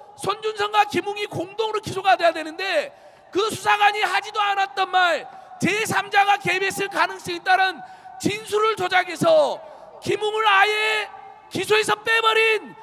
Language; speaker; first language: Korean; native; Korean